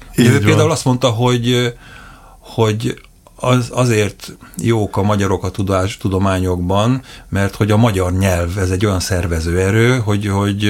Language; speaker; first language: Hungarian; native; Hungarian